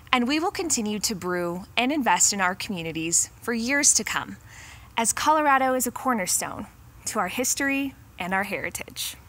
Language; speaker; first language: English; native; English